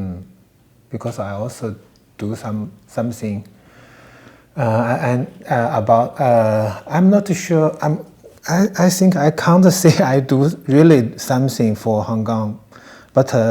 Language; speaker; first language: English; non-native, learner; Chinese